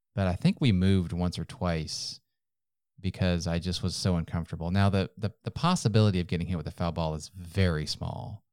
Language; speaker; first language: English; native; English